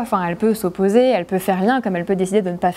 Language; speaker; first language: French; native; French